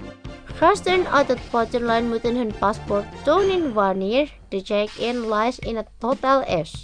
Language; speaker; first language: Dutch; non-native, learner; Indonesian